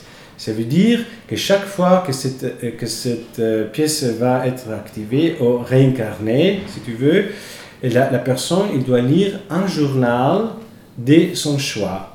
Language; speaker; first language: French; non-native, fluent; Italian